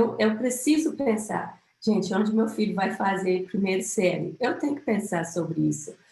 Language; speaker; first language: Portuguese; non-native, fluent; English